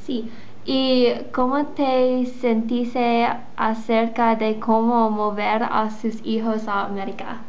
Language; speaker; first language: Spanish; non-native, learner; English